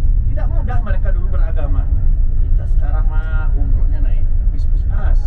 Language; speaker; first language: Indonesian; native; Indonesian